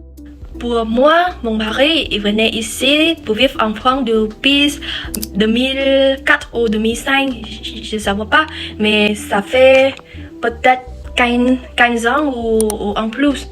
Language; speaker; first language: French; non-native, learner; Khmer